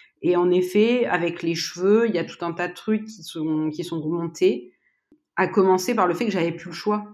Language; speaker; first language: French; native; French